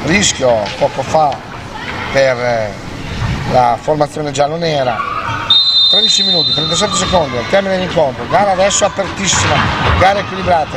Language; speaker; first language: Italian; native; Italian